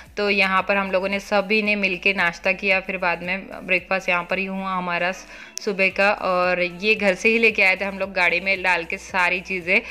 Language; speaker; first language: Hindi; non-native, local second language; Marathi